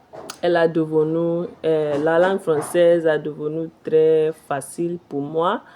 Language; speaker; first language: French; non-native, fluent; Igbo